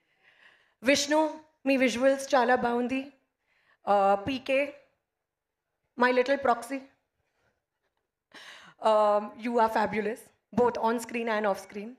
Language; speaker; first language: Telugu; non-native, learner; Hindi